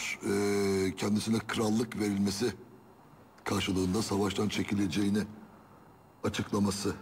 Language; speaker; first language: Turkish; native; Turkish